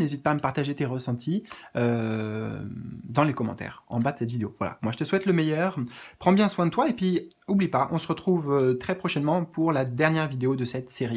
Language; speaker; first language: French; native; French